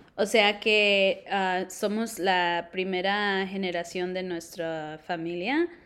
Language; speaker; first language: Spanish; early bilingual, heritage; Spanish